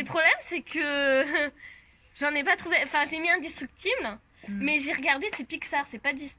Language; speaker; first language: French; native; French